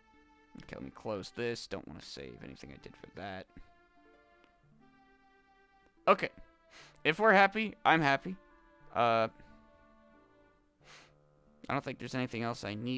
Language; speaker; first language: English; native; English